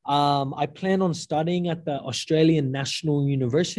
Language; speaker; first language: English; native; English